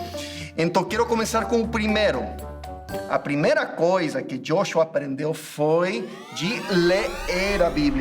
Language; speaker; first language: Portuguese; non-native, fluent; English